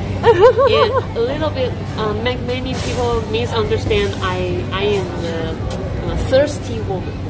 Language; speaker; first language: English; non-native, learner; Chinese